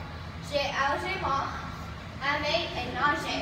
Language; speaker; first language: French; non-native, learner; English